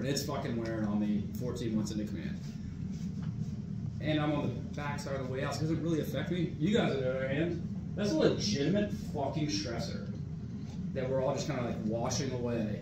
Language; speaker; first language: English; native; English